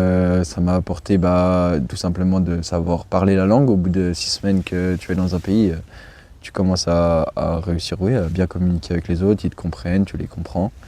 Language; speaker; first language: French; native; French